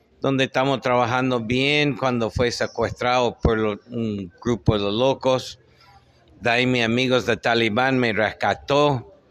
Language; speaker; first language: Spanish; non-native, fluent; English